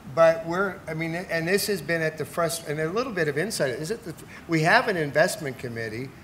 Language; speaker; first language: English; native; English